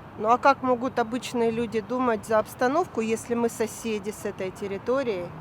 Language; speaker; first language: Russian; native; Russian